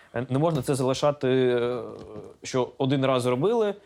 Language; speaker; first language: Ukrainian; non-native, local second language; Russian